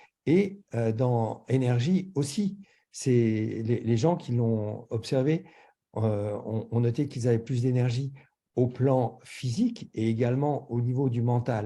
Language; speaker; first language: French; native; French